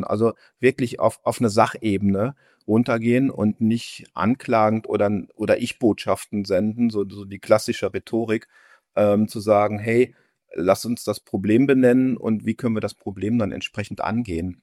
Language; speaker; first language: German; native; German